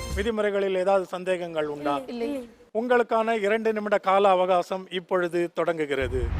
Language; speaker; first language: Tamil; native; Tamil